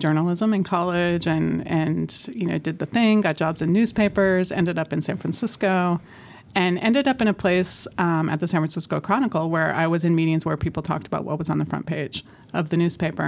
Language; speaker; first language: English; native; English